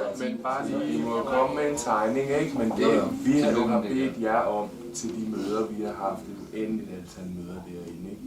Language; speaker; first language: Danish; native; Danish